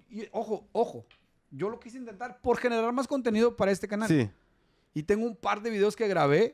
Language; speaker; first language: Spanish; native; Spanish